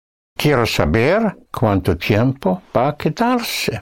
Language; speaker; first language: Spanish; non-native, fluent; English